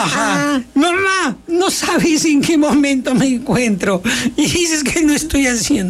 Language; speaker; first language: Spanish; native; Spanish